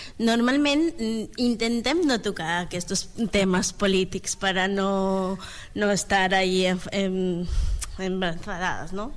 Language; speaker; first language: Catalan; non-native, learner; Spanish